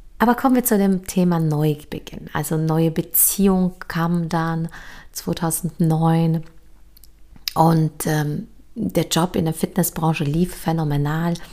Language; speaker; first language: German; early bilingual, other home language; Polish